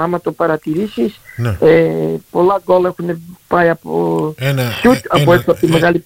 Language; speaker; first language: Greek; early bilingual, heritage; Greek